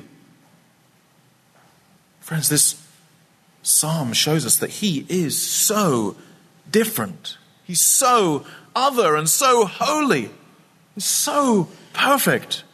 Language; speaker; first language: English; native; English